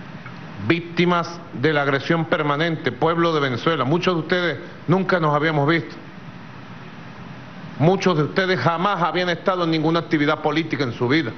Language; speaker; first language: Spanish; native; Spanish